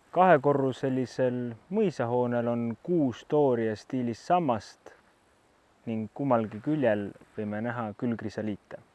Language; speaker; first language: Estonian; native; Estonian